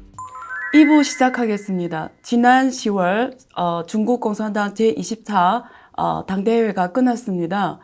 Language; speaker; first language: Korean; native; Korean